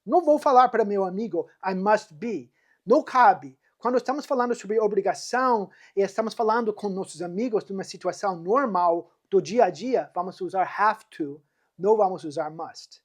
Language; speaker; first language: Portuguese; non-native, fluent; English